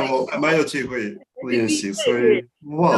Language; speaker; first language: Chinese; non-native, learner; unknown